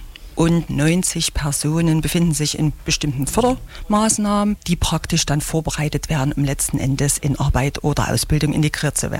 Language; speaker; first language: German; native; German